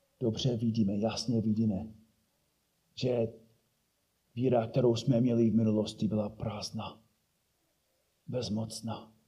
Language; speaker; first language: Czech; non-native, fluent; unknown